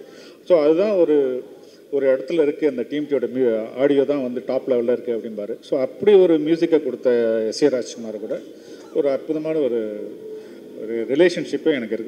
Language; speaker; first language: Tamil; native; Tamil